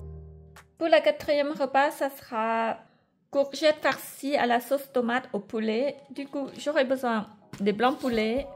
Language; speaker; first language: French; non-native, fluent; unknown